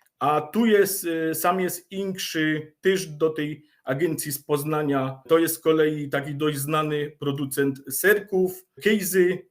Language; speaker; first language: Polish; native; Polish